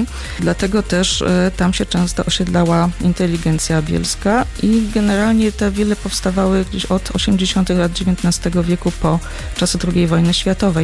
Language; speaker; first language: Polish; native; Polish